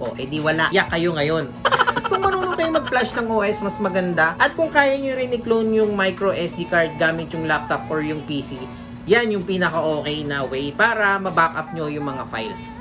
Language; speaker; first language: Filipino; native; Filipino